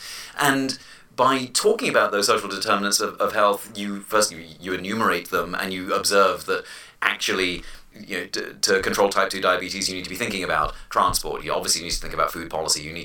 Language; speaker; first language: English; native; English